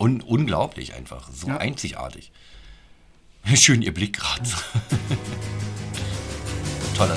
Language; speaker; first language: German; native; German